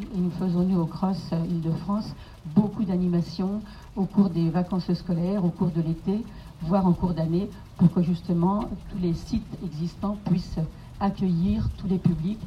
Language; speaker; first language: French; native; French